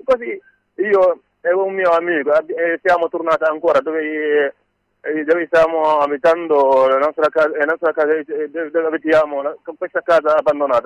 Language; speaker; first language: Italian; non-native, learner; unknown